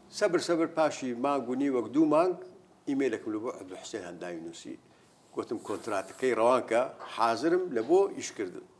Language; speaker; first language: Central Kurdish; native; Central Kurdish